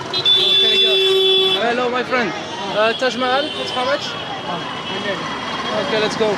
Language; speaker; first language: English; non-native, learner; French